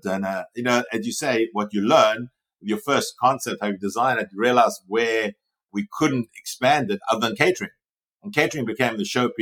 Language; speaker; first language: English; native; English